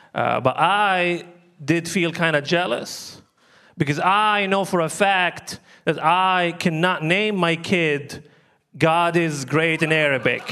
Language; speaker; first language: English; non-native, fluent; Arabic